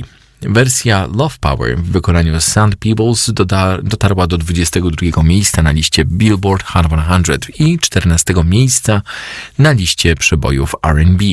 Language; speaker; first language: Polish; native; Polish